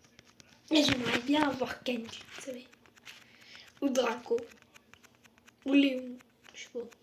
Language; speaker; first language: French; native; French